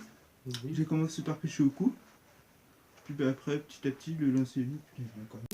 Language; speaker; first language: French; native; French